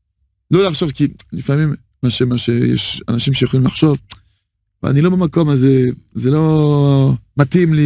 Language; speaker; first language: Hebrew; non-native, fluent; French